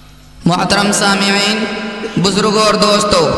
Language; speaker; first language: Urdu; native; Urdu